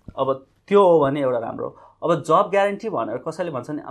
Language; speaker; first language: English; non-native, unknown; Nepali